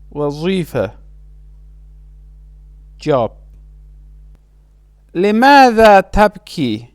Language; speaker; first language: Arabic; non-native, fluent; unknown